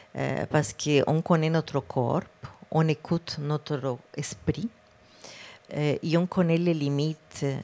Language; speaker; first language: French; non-native, fluent; Spanish